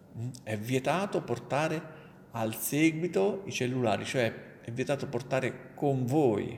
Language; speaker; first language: Italian; native; Italian